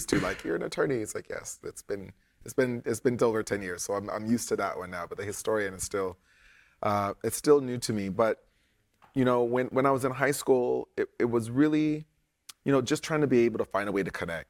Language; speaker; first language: English; native; English